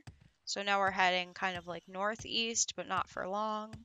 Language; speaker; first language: English; native; English